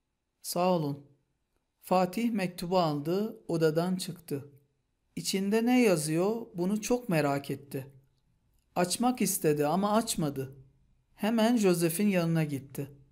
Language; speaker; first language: Turkish; non-native, fluent; Persian